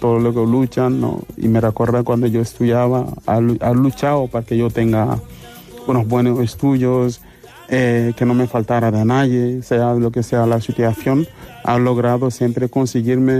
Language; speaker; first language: Spanish; non-native, fluent; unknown